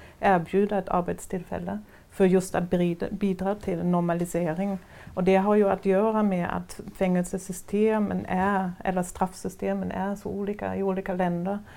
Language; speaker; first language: Swedish; non-native, fluent; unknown